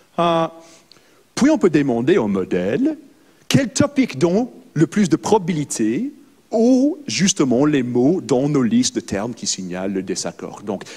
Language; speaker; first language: French; non-native, fluent; English